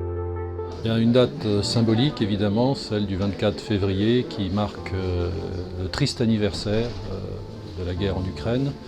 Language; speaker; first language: French; native; French